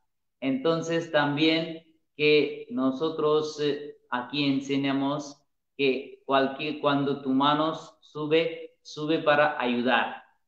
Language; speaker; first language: Spanish; non-native, learner; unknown